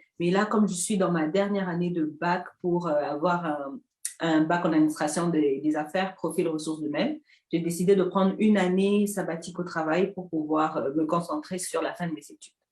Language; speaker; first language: French; non-native, local second language; Lingala